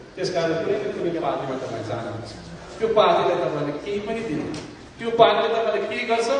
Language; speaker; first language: Nepali; non-native, local second language; Newari